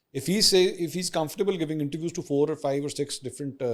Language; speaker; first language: English; non-native, local second language; Urdu